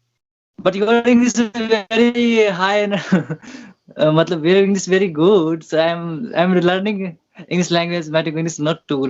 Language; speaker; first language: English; non-native, learner; Hindi